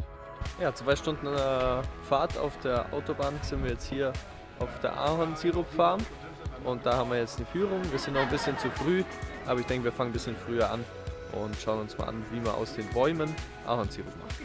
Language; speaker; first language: German; native; German